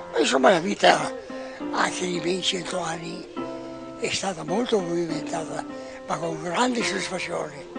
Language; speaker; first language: Italian; non-native, local second language; Venetian